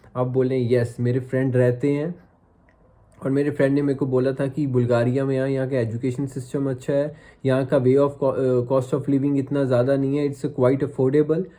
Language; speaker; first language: Hindi; native; Hindi